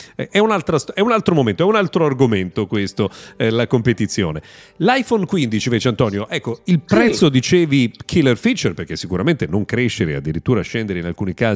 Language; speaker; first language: Italian; native; Italian